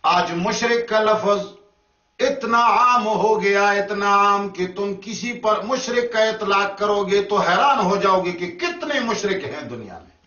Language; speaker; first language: Urdu; non-native, local second language; Pashto